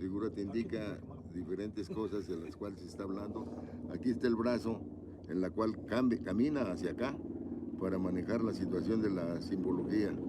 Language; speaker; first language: Spanish; native; Spanish